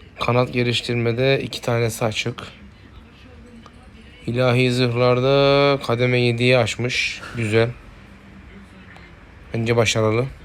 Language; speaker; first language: Turkish; native; Turkish